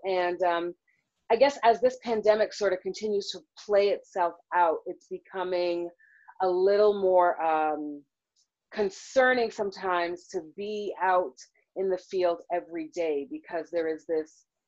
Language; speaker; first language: English; native; English